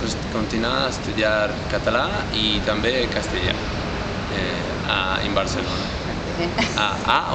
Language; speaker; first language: Catalan; non-native, learner; Italian